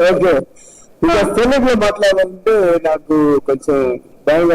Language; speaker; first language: Telugu; non-native, learner; Tamil